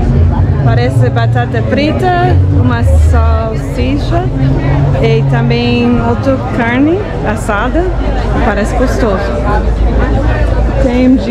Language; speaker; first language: Portuguese; non-native, fluent; English